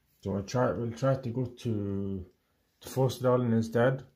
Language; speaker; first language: English; non-native, fluent; Norwegian